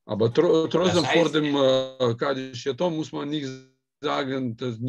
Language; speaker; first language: German; non-native, learner; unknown